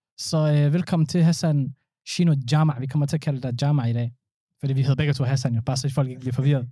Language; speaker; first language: Danish; early bilingual, other home language; Somali